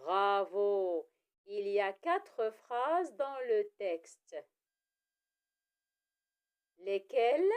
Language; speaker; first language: French; non-native, local second language; Arabic